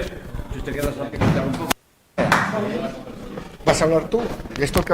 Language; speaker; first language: Spanish; native; Spanish